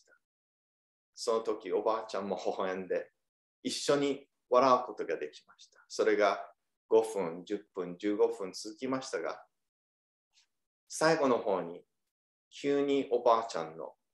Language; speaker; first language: Japanese; early bilingual, heritage; Japanese